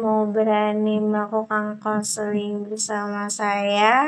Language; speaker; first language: Indonesian; native; Indonesian